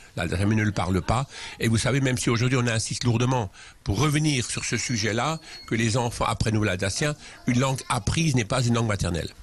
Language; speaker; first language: French; non-native, local second language; Swiss German